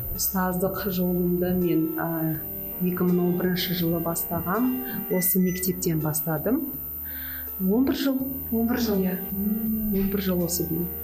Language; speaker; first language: Kazakh; non-native, local second language; Russian